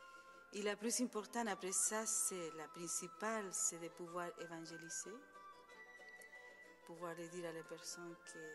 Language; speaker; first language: French; non-native, fluent; Spanish